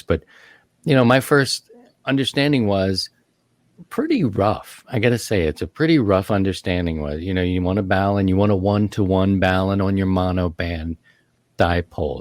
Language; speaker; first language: English; native; English